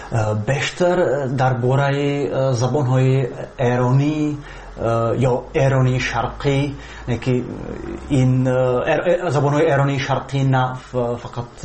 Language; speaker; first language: Persian; non-native, learner; Czech